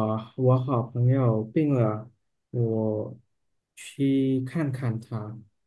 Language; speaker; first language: Chinese; non-native, learner; Vietnamese